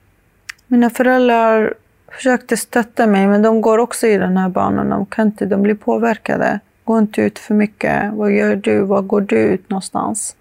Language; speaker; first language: Swedish; early bilingual, other home language; Arabic